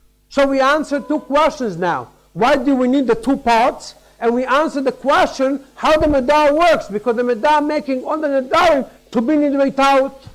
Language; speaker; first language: English; non-native, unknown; Hebrew